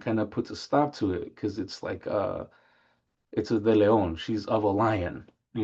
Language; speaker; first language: English; native; English